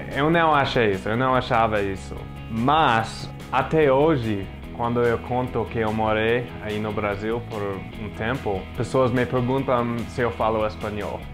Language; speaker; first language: Portuguese; non-native, fluent; English